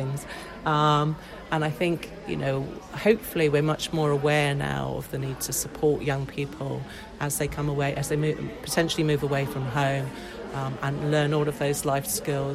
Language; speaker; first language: English; native; English